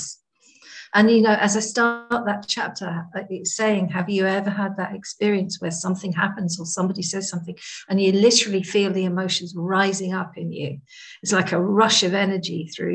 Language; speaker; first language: English; native; English